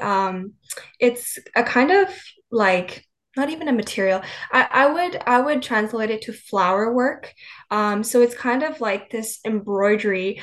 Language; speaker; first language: English; native; English